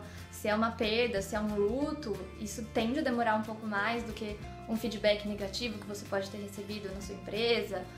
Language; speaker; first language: Portuguese; native; Portuguese